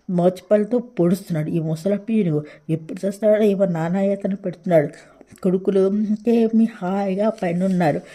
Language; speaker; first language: Telugu; native; Telugu